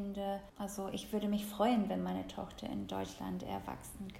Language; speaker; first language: German; non-native, fluent; English